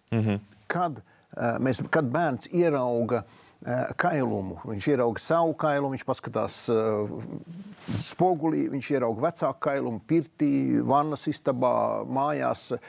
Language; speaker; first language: Latvian; non-native, local second language; Russian